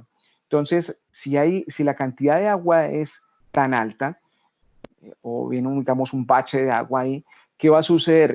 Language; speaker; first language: Spanish; native; Spanish